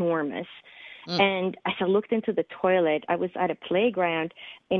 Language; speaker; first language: English; non-native, fluent; Swedish